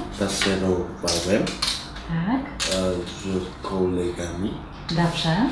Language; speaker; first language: Polish; non-native, learner; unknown